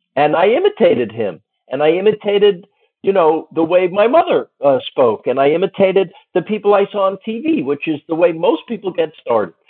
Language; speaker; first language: English; native; English